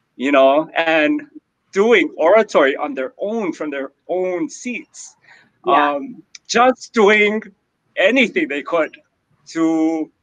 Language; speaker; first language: English; native; English